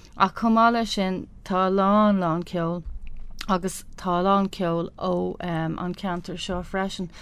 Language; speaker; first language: Irish; non-native, local second language; English